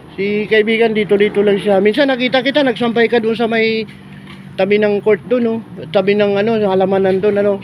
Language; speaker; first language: Filipino; non-native, local second language; Bikol